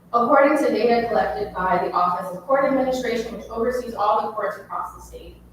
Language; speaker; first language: English; native; English